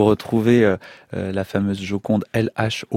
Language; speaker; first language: French; native; French